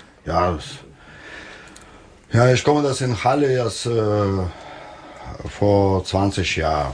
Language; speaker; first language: German; non-native, learner; Russian